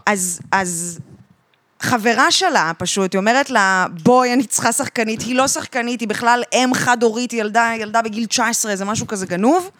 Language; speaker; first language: Hebrew; native; Hebrew